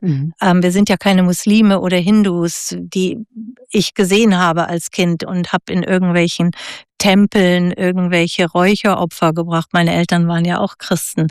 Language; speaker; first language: German; native; German